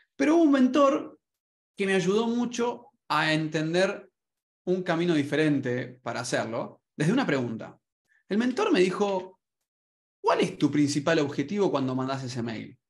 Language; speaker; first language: Spanish; native; Spanish